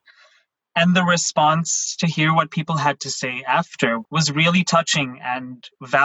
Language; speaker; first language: English; non-native, local second language; Sinhala